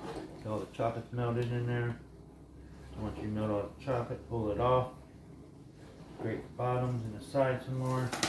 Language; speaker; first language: English; native; English